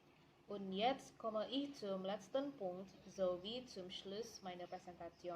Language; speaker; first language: German; non-native, learner; Indonesian